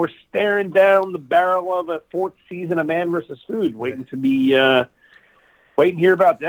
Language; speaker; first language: English; native; English